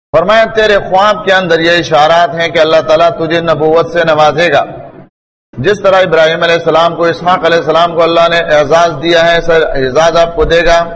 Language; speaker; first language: Urdu; non-native, local second language; Pashto